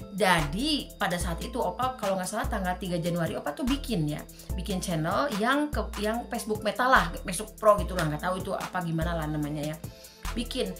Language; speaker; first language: Indonesian; native; Indonesian